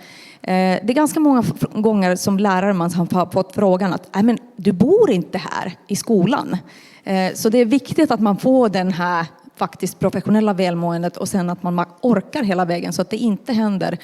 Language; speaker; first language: Swedish; non-native, local second language; Finnish